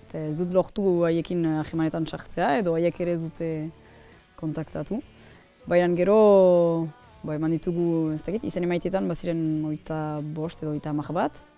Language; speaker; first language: Basque; native; Basque